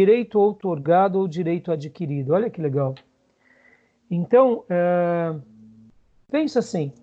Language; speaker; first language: Portuguese; native; Portuguese